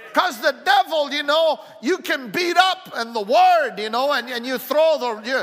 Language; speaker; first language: English; early bilingual, other home language; Italian